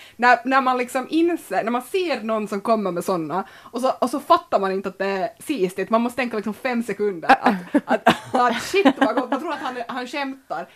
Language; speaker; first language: Swedish; native; Swedish